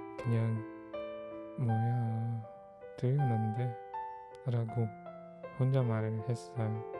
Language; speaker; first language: Korean; non-native, fluent; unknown